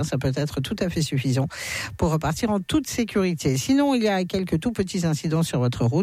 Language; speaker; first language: French; native; French